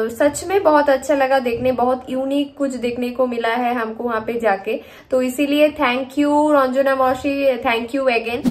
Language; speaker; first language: Hindi; non-native, local second language; Bangla